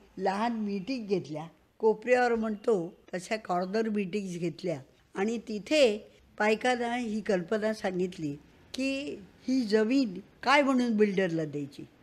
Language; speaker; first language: Marathi; native; Marathi